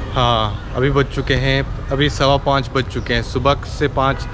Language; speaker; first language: Hindi; native; Hindi